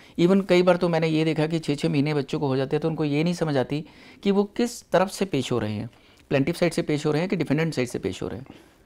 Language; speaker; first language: Hindi; non-native, local second language; Punjabi